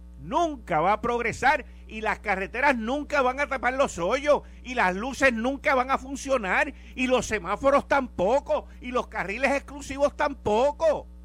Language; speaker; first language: Spanish; native; Spanish